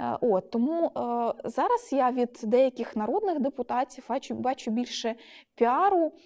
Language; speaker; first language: Ukrainian; non-native, local second language; Russian